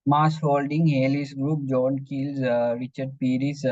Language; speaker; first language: English; non-native, local second language; Sinhala